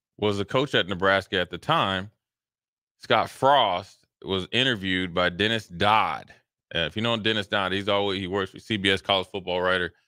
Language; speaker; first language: English; native; English